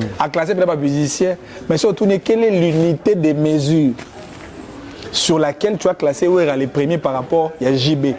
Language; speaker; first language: French; non-native, local second language; Lingala